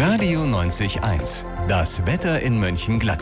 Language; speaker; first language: German; native; German